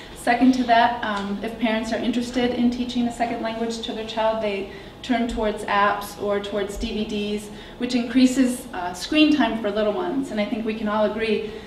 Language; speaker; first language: English; native; English